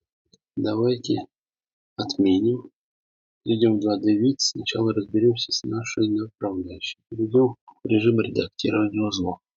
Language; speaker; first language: Russian; native; Russian